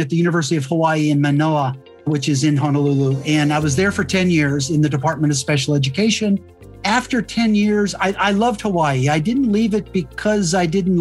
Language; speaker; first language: English; native; English